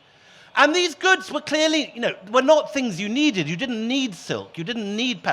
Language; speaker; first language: English; native; English